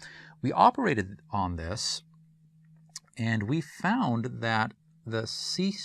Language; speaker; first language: English; native; English